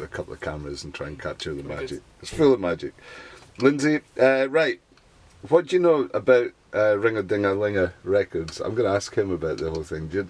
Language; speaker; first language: English; native; English